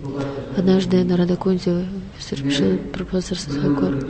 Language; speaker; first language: Russian; non-native, learner; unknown